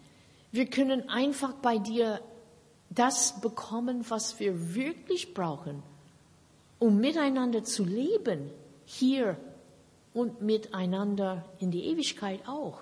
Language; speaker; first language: German; non-native, fluent; English